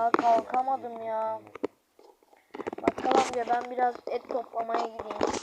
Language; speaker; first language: Turkish; native; Turkish